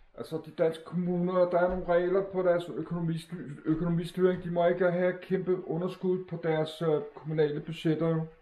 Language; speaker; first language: Danish; native; Danish